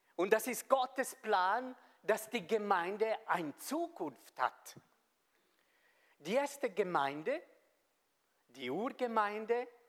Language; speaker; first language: German; non-native, local second language; Italian